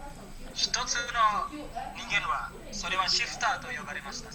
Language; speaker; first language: Japanese; non-native, learner; Indonesian